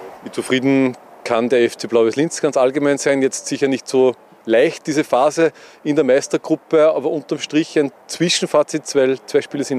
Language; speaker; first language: German; native; German